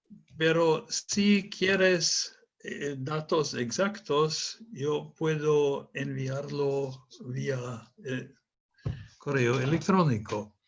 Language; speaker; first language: Spanish; non-native, fluent; German